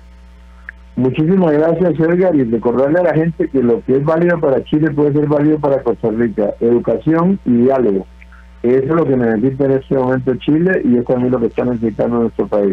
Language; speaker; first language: Spanish; native; Spanish